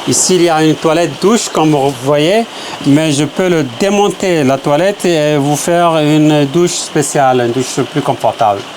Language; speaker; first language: French; non-native, fluent; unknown